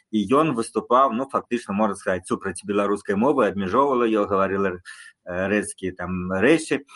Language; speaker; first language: Belarusian; non-native, local second language; Russian